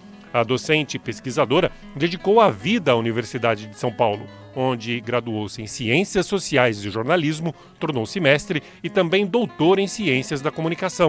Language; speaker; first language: Portuguese; native; Portuguese